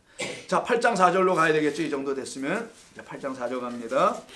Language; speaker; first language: Korean; native; Korean